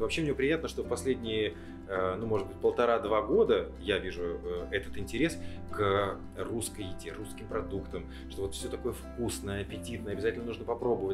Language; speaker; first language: Russian; native; Russian